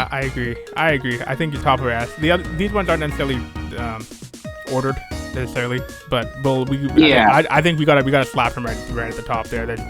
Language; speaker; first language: English; native; English